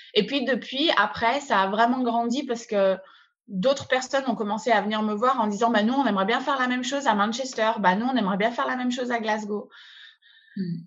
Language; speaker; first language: French; native; French